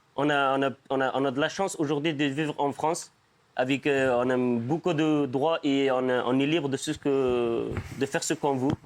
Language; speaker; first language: French; non-native, fluent; Persian